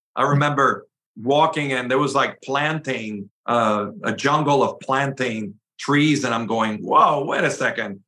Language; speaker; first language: English; early bilingual, other home language; Spanish